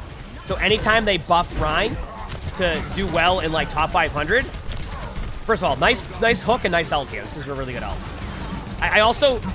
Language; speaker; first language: English; native; English